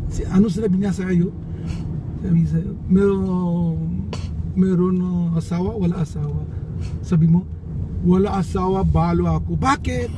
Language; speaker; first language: Filipino; non-native, learner; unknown